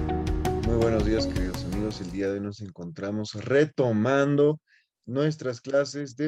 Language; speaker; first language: Spanish; native; Spanish